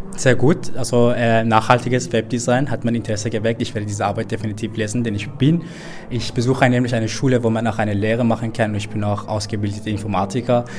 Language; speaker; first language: German; early bilingual, other home language; Persian